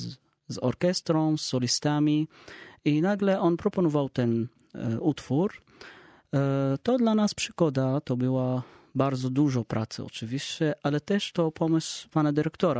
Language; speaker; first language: Polish; non-native, learner; Arabic